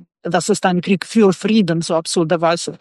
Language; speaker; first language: German; non-native, fluent; Russian